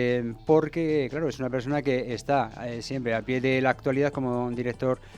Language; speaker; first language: Spanish; native; Spanish